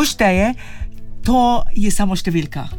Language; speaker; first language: Slovenian; early bilingual, heritage; Slovenian